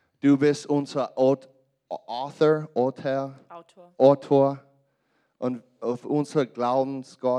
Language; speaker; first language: German; non-native, learner; English